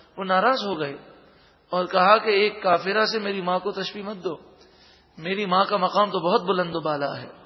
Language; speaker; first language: Urdu; native; Urdu